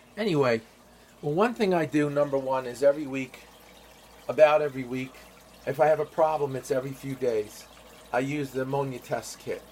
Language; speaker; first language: English; native; English